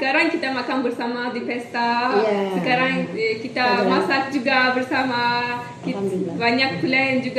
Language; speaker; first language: Indonesian; non-native, learner; Turkish